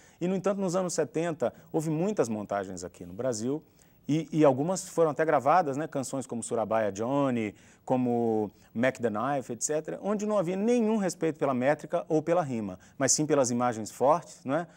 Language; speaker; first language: Portuguese; native; Portuguese